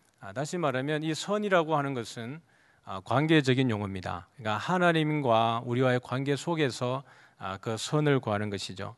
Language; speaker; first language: Korean; native; Korean